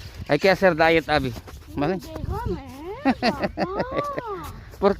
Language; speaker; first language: Spanish; non-native, learner; Filipino